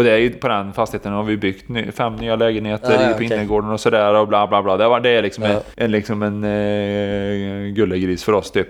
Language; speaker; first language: Swedish; native; Swedish